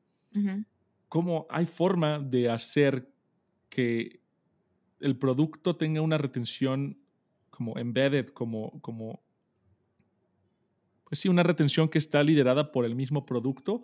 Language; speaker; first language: Spanish; native; Spanish